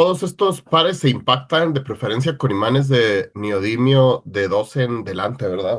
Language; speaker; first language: Spanish; native; Spanish